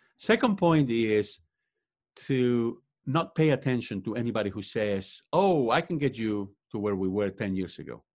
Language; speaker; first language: English; non-native, fluent; Spanish